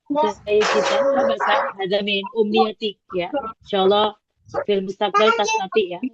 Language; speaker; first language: Arabic; non-native, fluent; Indonesian